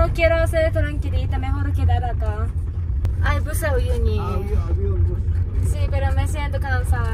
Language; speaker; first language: Spanish; non-native, fluent; Japanese